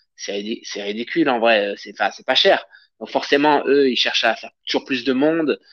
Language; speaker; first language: French; native; French